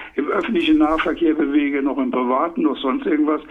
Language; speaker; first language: German; native; German